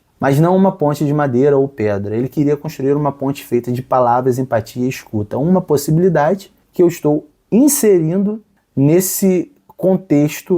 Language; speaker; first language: Portuguese; native; Portuguese